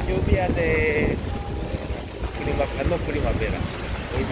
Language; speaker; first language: Spanish; non-native, learner; Korean